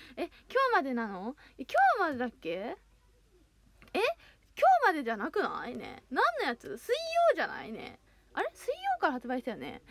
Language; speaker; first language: Japanese; native; Japanese